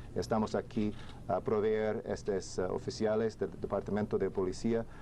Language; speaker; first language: Spanish; non-native, fluent; English